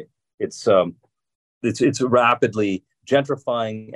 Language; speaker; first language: English; native; English